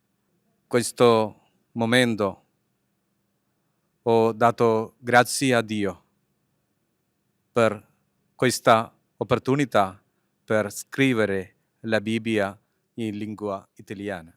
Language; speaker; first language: Italian; non-native, fluent; Malayalam